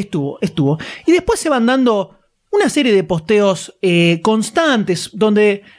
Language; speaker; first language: Spanish; native; Spanish